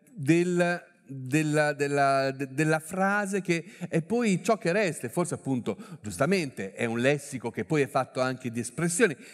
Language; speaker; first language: Italian; native; Italian